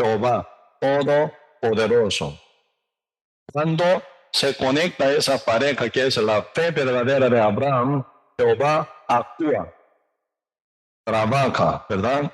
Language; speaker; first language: Spanish; non-native, learner; Korean